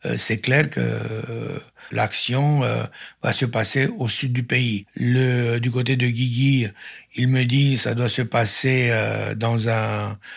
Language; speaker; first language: French; non-native, fluent; Romanian